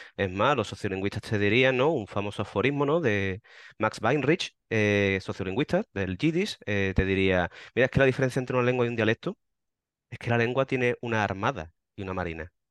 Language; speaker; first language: Spanish; native; Spanish